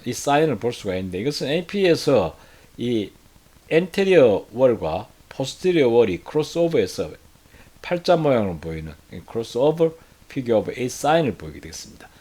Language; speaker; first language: Korean; native; Korean